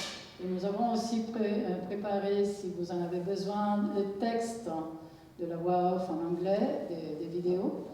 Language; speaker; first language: French; non-native, fluent; Italian